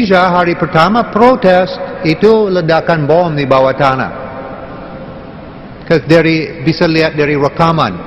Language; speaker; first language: Indonesian; non-native, learner; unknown